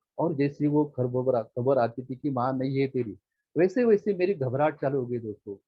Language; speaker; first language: Hindi; non-native, local second language; Marathi